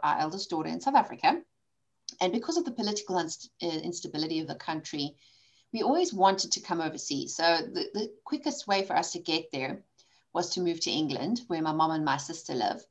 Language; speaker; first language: English; native; English